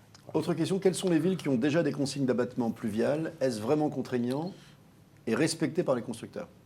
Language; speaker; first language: French; native; French